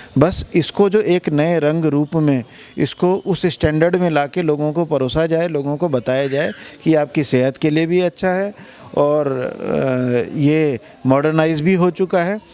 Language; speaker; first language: Hindi; native; Hindi